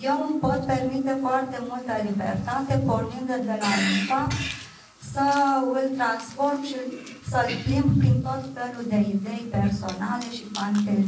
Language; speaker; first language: Romanian; native; Romanian